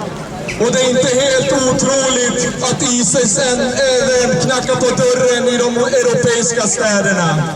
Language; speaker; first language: Swedish; native; Swedish